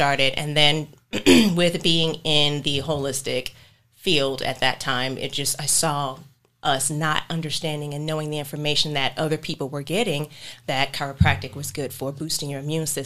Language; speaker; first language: English; native; English